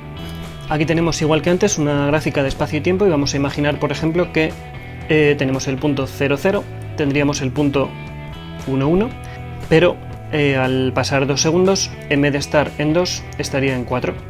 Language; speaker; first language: Spanish; native; Spanish